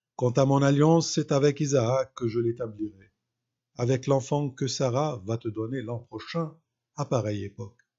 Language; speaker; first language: French; non-native, local second language; Arabic